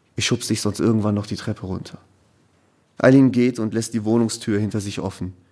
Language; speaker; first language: German; native; German